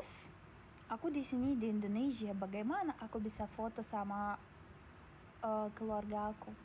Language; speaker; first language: Indonesian; non-native, learner; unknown